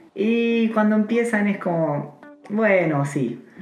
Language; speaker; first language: Spanish; native; Spanish